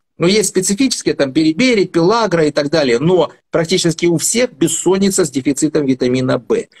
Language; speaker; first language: Russian; native; Russian